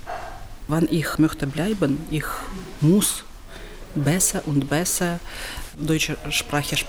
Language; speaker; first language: German; non-native, learner; Ukrainian